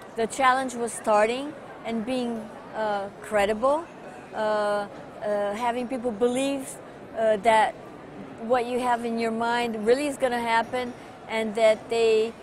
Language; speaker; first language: English; non-native, fluent; Portuguese